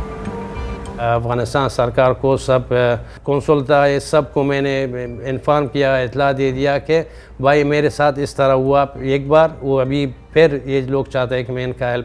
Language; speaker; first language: Hindi; non-native, fluent; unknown